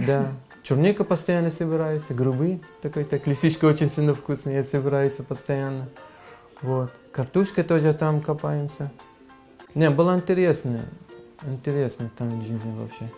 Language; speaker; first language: Russian; non-native, learner; Arabic